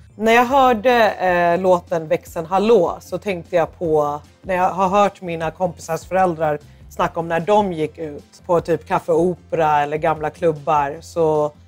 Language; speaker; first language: Swedish; early bilingual, other home language; English